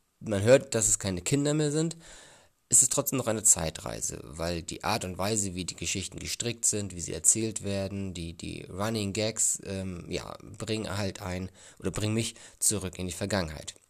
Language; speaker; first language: German; native; German